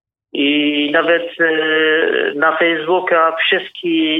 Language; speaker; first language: Polish; non-native, learner; Kurdish